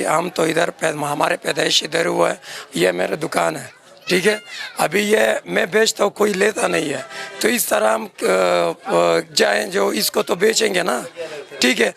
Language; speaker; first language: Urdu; non-native, local second language; Pashto